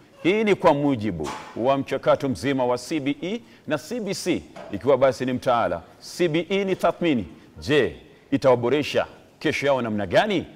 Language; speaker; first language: Swahili; non-native, local second language; Gusii